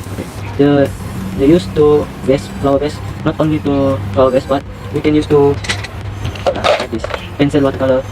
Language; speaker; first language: English; non-native, local second language; Malay